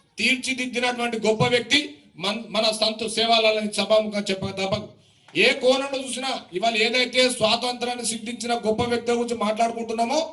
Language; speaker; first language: Telugu; native; Telugu